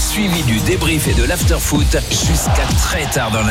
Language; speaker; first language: French; native; French